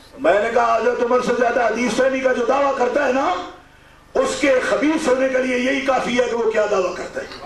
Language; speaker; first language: Urdu; non-native, local second language; Punjabi